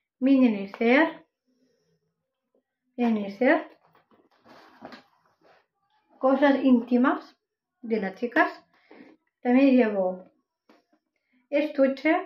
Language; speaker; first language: Spanish; non-native, local second language; Catalan